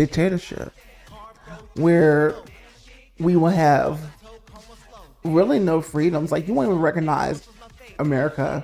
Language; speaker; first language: English; native; English